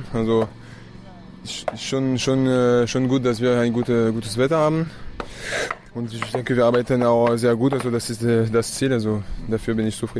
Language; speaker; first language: German; non-native, fluent; French